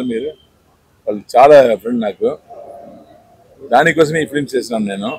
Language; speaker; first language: Telugu; non-native, learner; Tamil